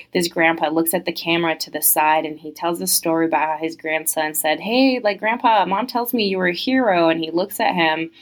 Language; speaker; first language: English; early bilingual, other home language; French